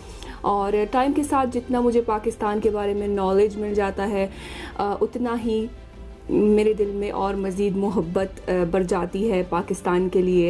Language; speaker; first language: Hindi; non-native, fluent; Arabic